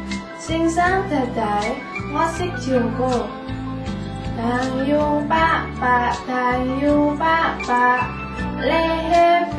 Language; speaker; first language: Cantonese; non-native, learner; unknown